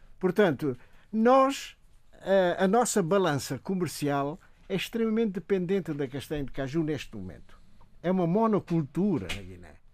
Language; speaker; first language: Portuguese; non-native, local second language; Upper Guinea Crioulo